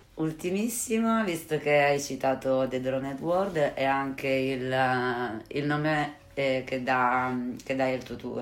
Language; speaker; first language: Italian; native; Italian